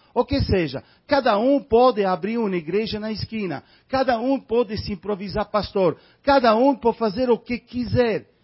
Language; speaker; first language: Portuguese; non-native, fluent; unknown